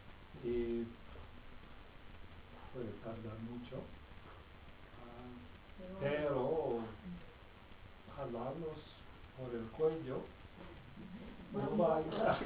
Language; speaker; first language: Spanish; non-native, fluent; English